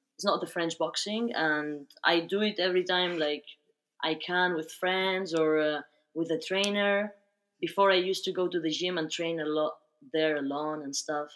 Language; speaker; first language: English; non-native, fluent; Spanish